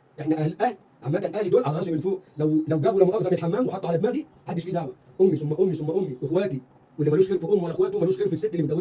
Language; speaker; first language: Arabic; native; Arabic